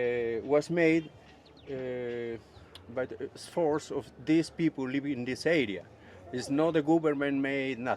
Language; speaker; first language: English; non-native, fluent; Spanish